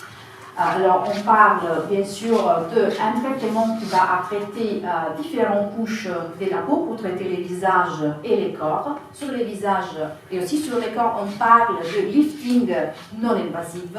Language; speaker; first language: French; non-native, fluent; Italian